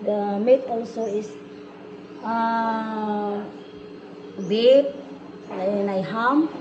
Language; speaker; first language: English; non-native, local second language; Cebuano